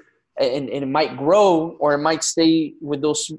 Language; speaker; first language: English; native; English